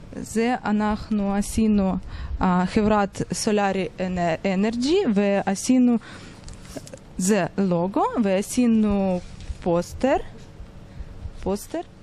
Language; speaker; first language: Hebrew; non-native, learner; Russian